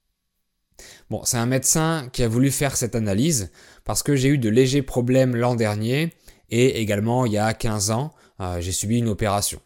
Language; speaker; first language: French; native; French